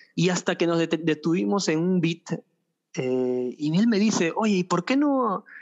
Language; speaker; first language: Spanish; native; Spanish